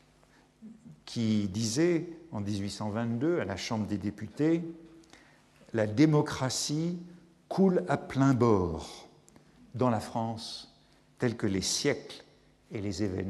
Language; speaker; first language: French; native; French